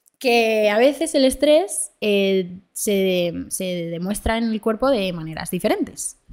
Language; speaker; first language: Spanish; early bilingual, other home language; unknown